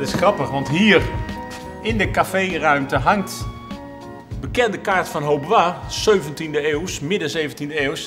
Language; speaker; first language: Dutch; native; Dutch